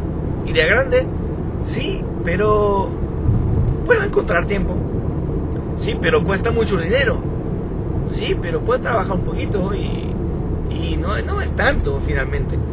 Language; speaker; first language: Spanish; non-native, fluent; French